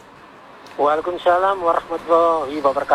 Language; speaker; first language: Indonesian; non-native, local second language; Javanese